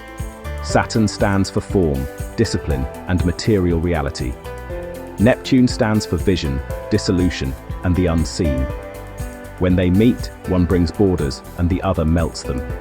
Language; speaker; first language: English; native; English